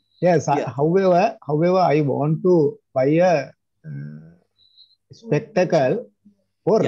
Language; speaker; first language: English; non-native, learner; Sinhala